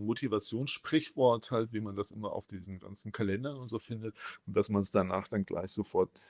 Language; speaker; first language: German; native; German